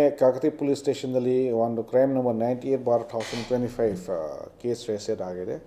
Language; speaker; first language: Kannada; non-native, fluent; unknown